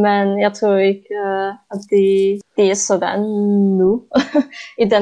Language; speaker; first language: Swedish; non-native, fluent; Polish